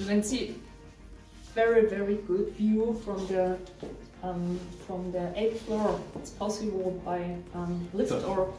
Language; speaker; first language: English; non-native, learner; German